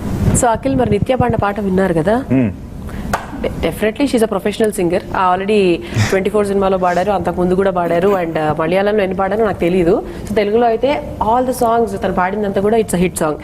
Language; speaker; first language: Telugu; native; Telugu